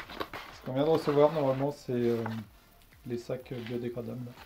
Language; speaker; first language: French; native; French